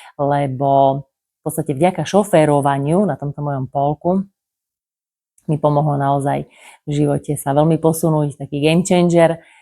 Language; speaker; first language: Slovak; native; Slovak